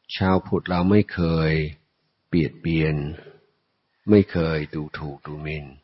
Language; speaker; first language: Thai; non-native, fluent; English